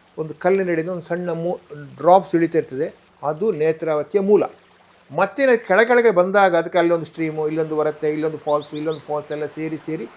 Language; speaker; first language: Kannada; non-native, local second language; Tulu